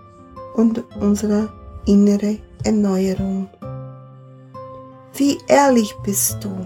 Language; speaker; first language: German; non-native, fluent; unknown